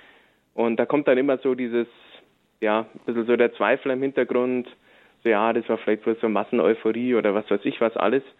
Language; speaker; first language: German; native; German